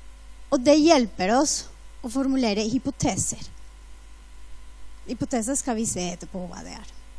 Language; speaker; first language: Norwegian; non-native, fluent; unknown